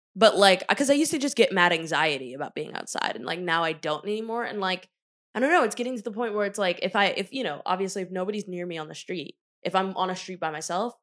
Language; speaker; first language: English; native; English